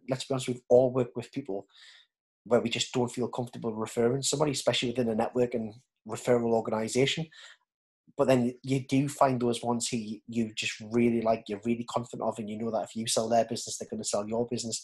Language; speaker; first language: English; native; English